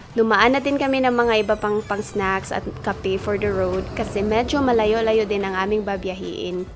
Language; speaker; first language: Filipino; non-native, local second language; Cebuano